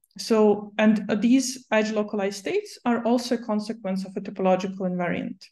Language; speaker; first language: English; non-native, fluent; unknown